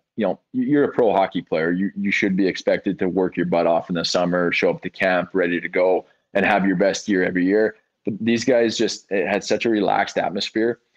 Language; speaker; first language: English; native; English